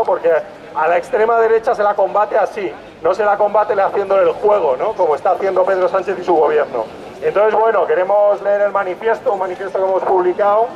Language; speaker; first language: Spanish; native; Spanish